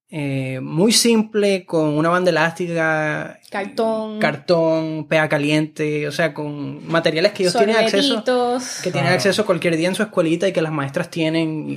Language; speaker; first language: Spanish; native; Spanish